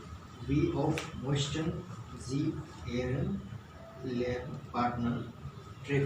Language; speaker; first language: German; non-native, learner; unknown